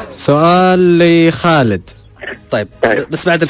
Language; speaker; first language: Arabic; native; Arabic